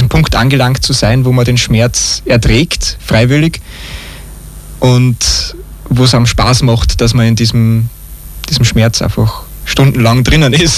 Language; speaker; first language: German; native; German